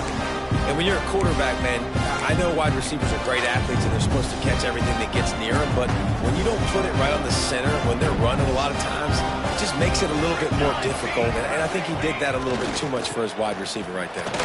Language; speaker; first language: English; native; English